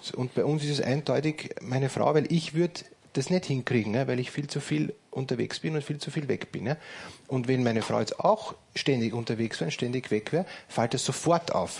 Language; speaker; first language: German; native; German